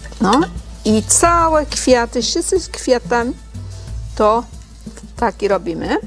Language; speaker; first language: Polish; non-native, learner; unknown